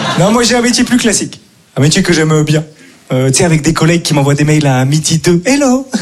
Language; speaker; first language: French; native; French